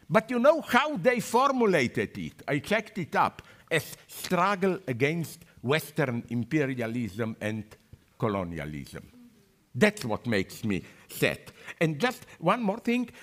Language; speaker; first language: English; non-native, fluent; Slovenian